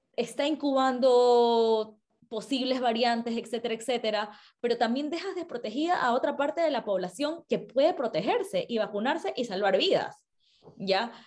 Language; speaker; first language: Spanish; native; Spanish